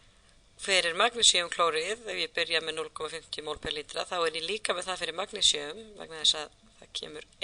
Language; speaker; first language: Icelandic; native; Icelandic